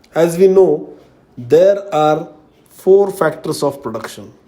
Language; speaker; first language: English; non-native, local second language; Marathi